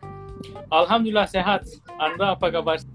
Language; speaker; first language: Indonesian; non-native, fluent; Turkish